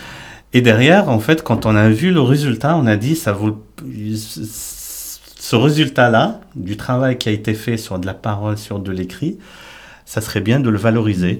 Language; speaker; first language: French; native; French